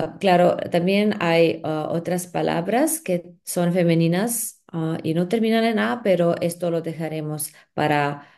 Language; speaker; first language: Spanish; non-native, fluent; Slovenian